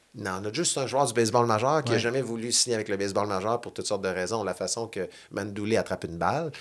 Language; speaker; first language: French; native; French